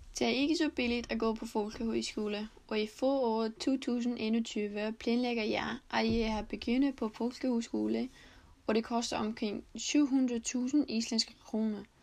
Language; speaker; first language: Danish; non-native, learner; Icelandic